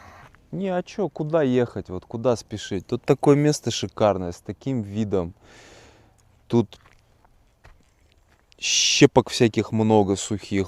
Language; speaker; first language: Russian; native; Russian